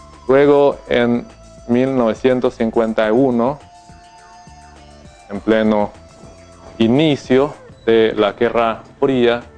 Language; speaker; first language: Spanish; non-native, fluent; Chinese